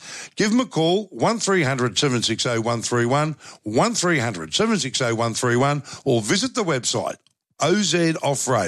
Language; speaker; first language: English; native; English